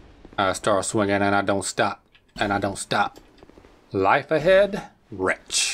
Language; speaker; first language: English; native; English